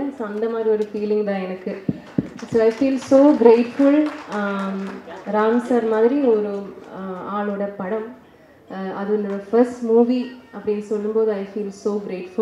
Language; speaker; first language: Tamil; non-native, learner; Malayalam